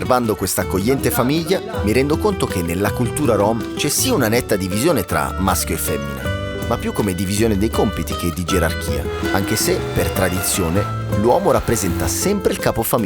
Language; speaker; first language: Italian; native; Italian